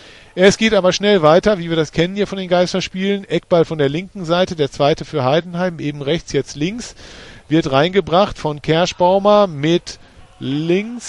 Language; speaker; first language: German; native; German